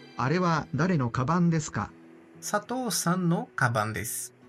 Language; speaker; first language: Japanese; non-native, learner; Portuguese